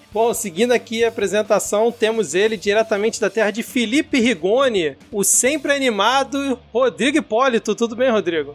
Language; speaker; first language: Portuguese; native; Portuguese